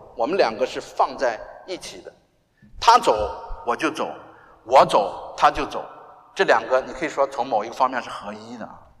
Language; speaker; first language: Chinese; native; Chinese